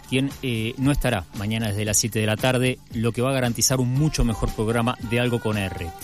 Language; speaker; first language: Spanish; native; Spanish